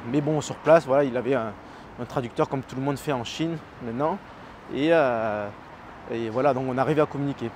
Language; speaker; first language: French; native; French